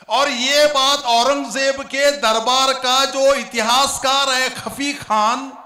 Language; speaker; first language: Hindi; non-native, local second language; Marathi